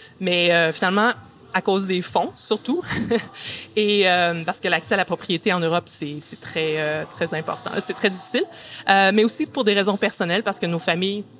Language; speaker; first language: French; native; French